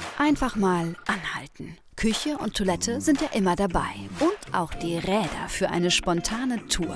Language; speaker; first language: German; native; German